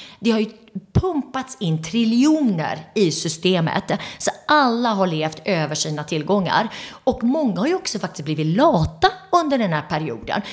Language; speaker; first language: Swedish; early bilingual, other home language; Turoyo